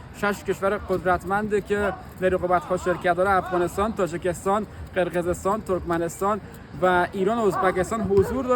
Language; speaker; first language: Persian; native; Persian